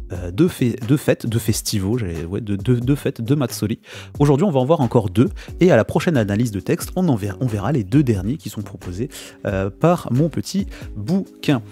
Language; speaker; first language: French; native; French